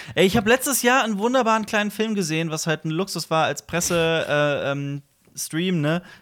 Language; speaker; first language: German; native; German